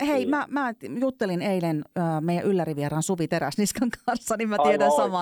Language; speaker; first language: Finnish; native; Finnish